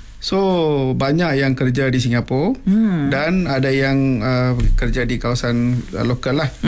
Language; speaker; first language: Malay; non-native, local second language; Tamil